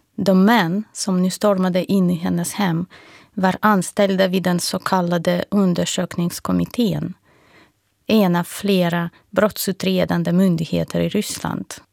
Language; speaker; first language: Swedish; non-native, fluent; Russian